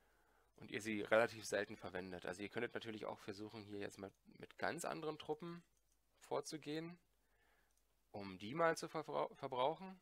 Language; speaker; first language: German; native; German